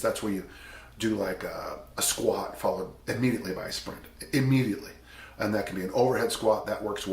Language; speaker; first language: English; native; English